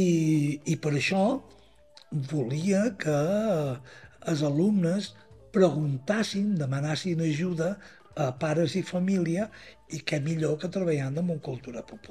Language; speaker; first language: Catalan; native; Catalan